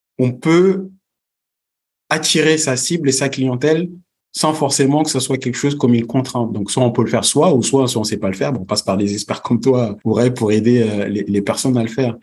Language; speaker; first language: French; early bilingual, other home language; Fula